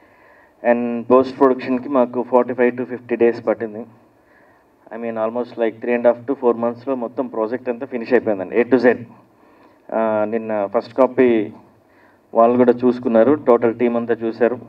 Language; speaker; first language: Telugu; native; Telugu